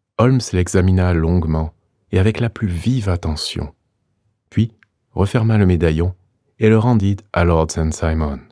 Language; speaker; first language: French; native; French